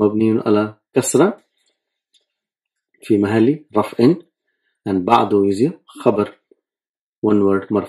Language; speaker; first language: Arabic; non-native, fluent; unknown